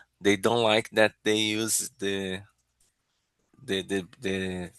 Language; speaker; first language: English; non-native, learner; Portuguese